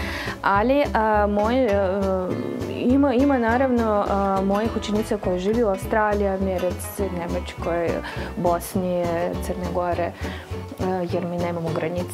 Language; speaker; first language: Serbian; non-native, fluent; Russian